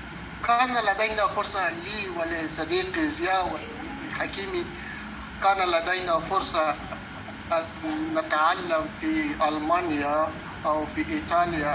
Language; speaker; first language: Arabic; non-native, fluent; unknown